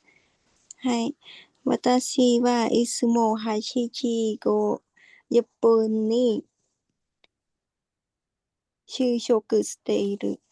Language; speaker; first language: Japanese; non-native, learner; Khmer